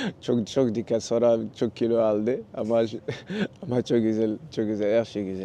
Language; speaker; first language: Turkish; non-native, learner; French